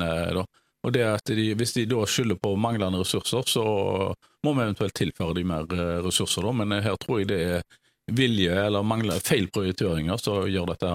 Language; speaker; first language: Norwegian; native; Norwegian